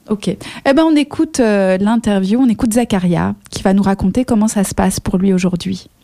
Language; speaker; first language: French; native; French